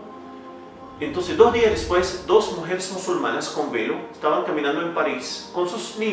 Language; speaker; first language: Spanish; non-native, fluent; Arabic